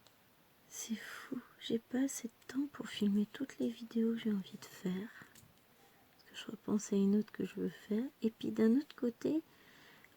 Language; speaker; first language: French; native; French